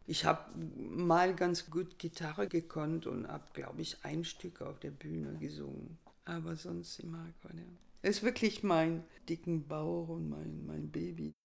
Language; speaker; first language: German; non-native, fluent; French